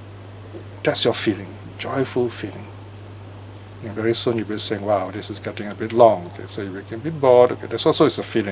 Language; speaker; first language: English; native; English